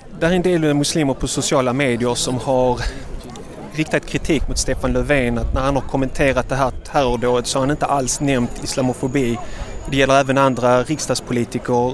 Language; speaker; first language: Swedish; native; Swedish